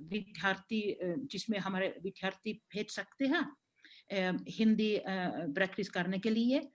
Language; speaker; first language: Hindi; non-native, fluent; Finnish